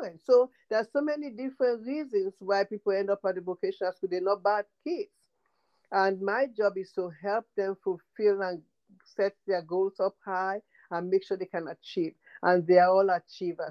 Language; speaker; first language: English; non-native, local second language; Krio